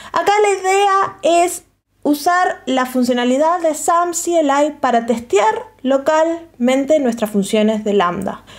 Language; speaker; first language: Spanish; native; Spanish